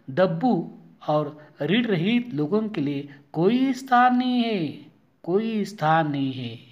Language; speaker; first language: Hindi; non-native, local second language; Marathi